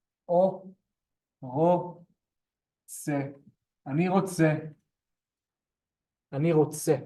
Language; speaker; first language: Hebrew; non-native, fluent; English